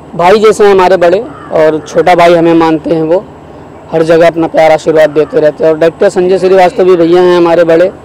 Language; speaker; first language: Hindi; native; Hindi